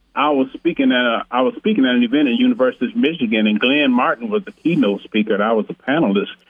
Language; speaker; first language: English; native; English